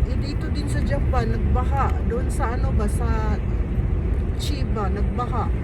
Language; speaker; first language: Filipino; non-native, local second language; Cebuano